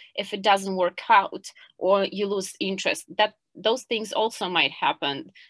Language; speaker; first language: English; non-native, fluent; Ukrainian